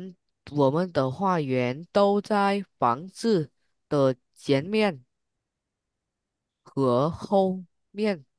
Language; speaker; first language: Chinese; non-native, learner; Vietnamese